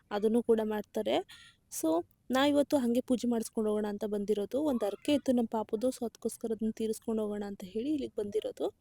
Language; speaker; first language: Kannada; native; Kannada